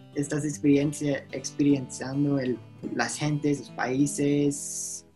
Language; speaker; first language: Spanish; non-native, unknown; English